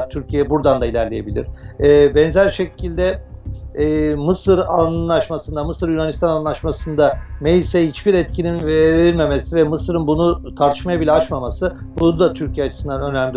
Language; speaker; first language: Turkish; native; Turkish